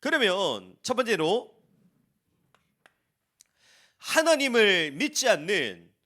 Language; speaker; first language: Korean; native; Korean